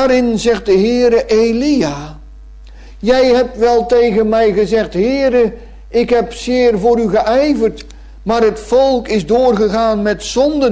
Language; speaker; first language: Dutch; native; Dutch